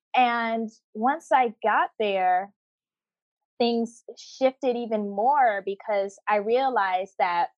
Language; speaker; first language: English; native; English